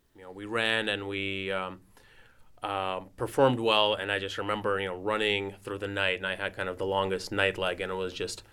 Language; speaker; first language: English; non-native, fluent; Russian